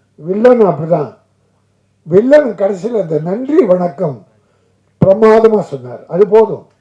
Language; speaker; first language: Tamil; native; Tamil